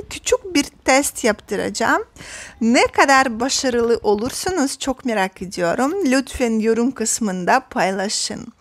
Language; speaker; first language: Turkish; non-native, fluent; Russian